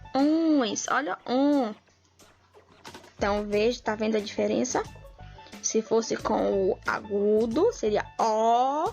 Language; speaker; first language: Portuguese; native; Portuguese